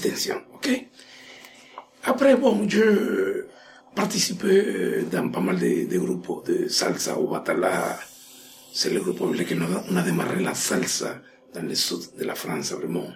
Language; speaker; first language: French; non-native, fluent; Spanish